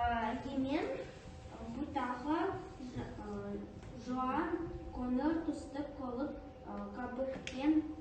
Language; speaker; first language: Kazakh; non-native, local second language; Russian